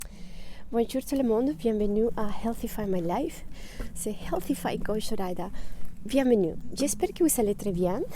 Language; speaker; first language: French; non-native, fluent; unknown